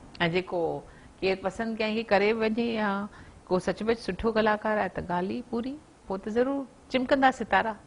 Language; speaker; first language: Sindhi; early bilingual, heritage; Sindhi